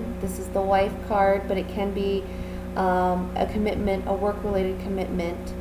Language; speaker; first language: English; native; English